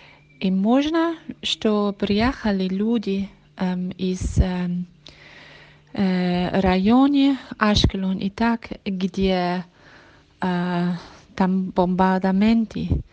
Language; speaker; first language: Russian; non-native, learner; Hebrew